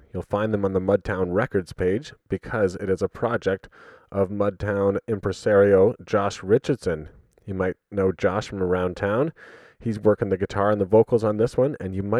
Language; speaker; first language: English; native; English